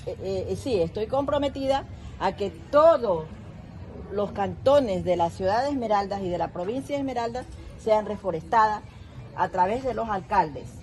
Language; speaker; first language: Spanish; native; Spanish